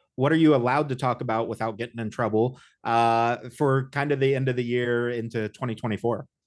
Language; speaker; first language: English; native; English